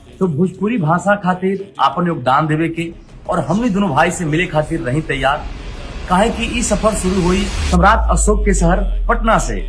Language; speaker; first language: Bhojpuri; native; Bhojpuri